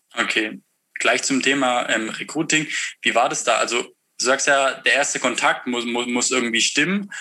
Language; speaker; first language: German; native; German